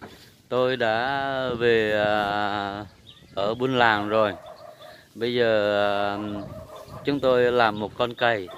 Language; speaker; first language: Vietnamese; non-native, local second language; Jarai